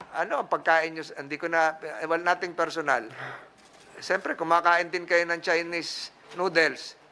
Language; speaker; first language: Filipino; native; Filipino